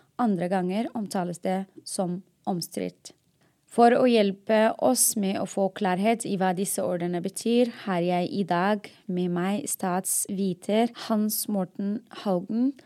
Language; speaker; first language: Norwegian; non-native, fluent; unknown